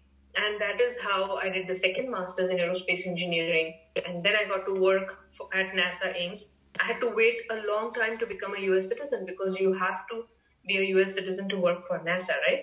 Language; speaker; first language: English; non-native, local second language; Marathi